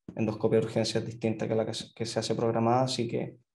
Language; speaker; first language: Spanish; native; Spanish